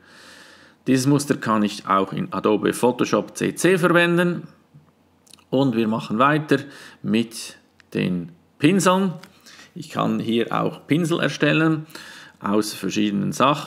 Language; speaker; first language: German; native; German